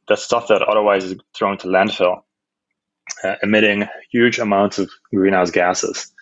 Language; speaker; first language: English; non-native, fluent; Dutch